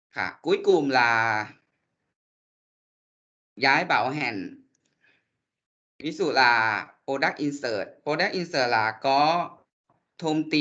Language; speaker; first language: Vietnamese; non-native, learner; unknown